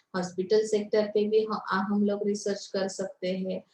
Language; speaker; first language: Hindi; non-native, local second language; Marathi